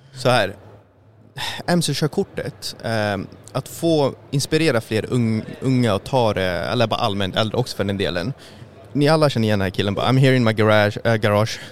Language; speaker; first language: Swedish; early bilingual, other home language; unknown